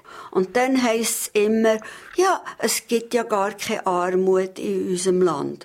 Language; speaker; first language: German; native; German